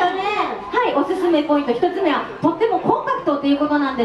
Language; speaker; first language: Japanese; native; Japanese